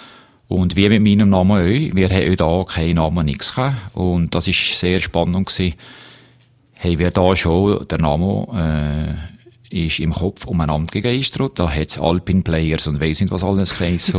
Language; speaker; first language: German; native; German